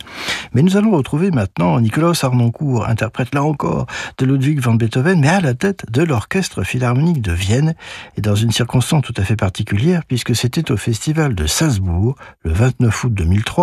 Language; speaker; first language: French; native; French